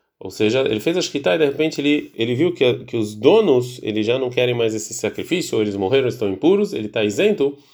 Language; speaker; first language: Portuguese; early bilingual, heritage; Portuguese